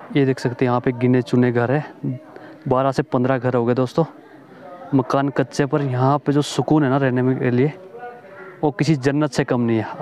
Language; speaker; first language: Hindi; native; Hindi